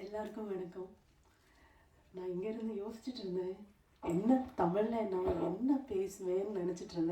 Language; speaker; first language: Tamil; non-native, fluent; Malayalam